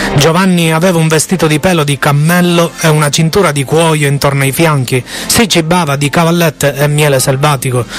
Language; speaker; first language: Italian; native; Italian